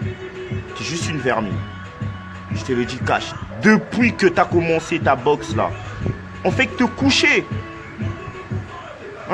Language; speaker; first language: French; non-native, local second language; Lingala